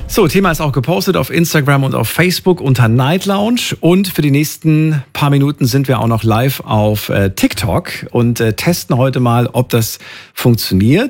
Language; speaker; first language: German; native; German